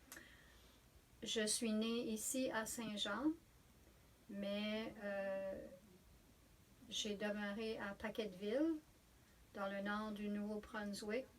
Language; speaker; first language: French; native; French